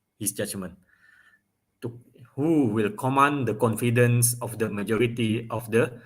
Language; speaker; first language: English; non-native, local second language; Malay